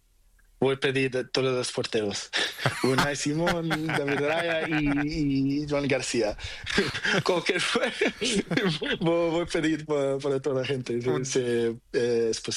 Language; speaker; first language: Spanish; non-native, learner; Portuguese